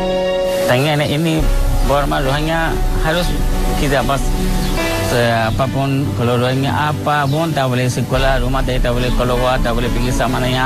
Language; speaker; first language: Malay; non-native, learner; Rohingya